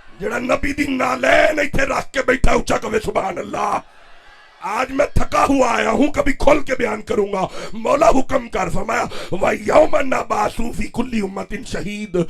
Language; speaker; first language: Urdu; non-native, local second language; Punjabi